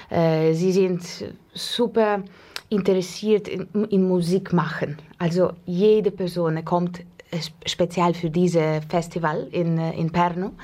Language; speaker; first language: German; non-native, learner; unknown